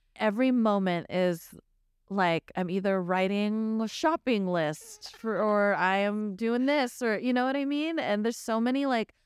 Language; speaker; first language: English; native; English